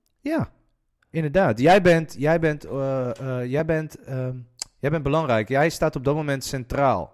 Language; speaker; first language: Dutch; early bilingual, other home language; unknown